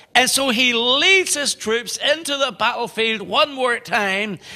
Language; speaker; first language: English; native; English